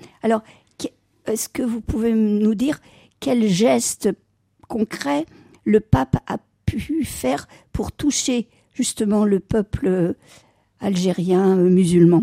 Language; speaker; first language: French; native; French